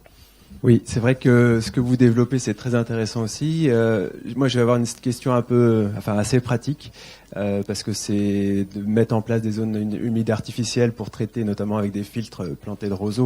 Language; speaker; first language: French; native; French